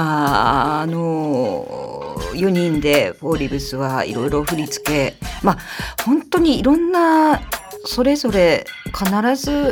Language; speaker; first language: Japanese; native; Japanese